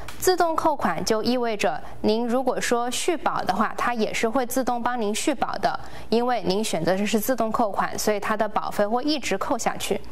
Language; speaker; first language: Chinese; native; Chinese